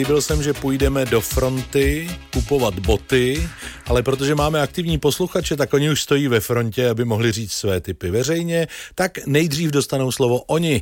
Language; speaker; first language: Czech; native; Czech